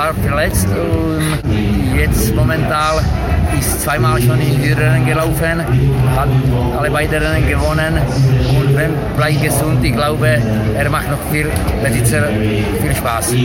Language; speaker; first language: German; non-native, learner; Czech